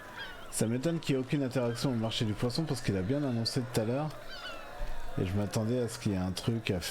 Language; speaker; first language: French; native; French